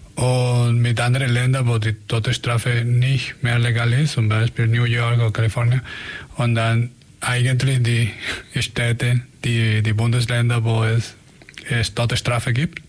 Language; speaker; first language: German; non-native, learner; Spanish